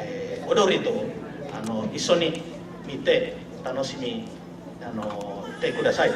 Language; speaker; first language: Japanese; non-native, learner; Indonesian